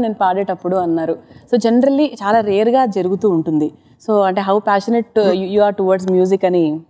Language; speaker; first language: Telugu; native; Telugu